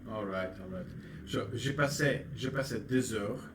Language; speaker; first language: French; non-native, learner; Russian